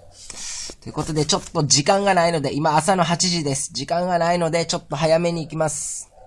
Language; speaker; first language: Japanese; native; Japanese